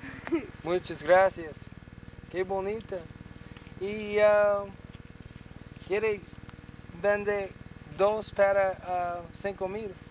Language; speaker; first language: Spanish; non-native, learner; English